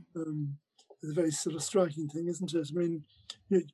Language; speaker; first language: English; native; English